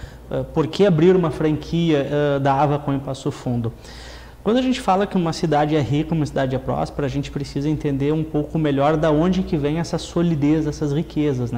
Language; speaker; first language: Portuguese; native; Portuguese